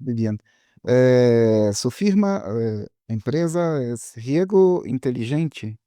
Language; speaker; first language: Spanish; non-native, learner; Portuguese